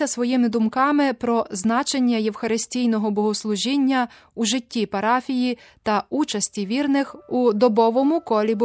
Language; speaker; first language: Ukrainian; native; Ukrainian